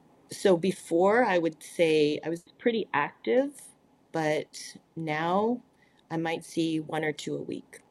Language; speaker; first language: English; native; English